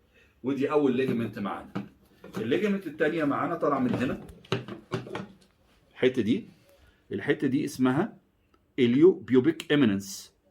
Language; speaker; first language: Arabic; native; Arabic